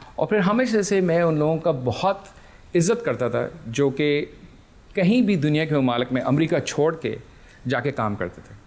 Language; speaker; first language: Urdu; early bilingual, heritage; Urdu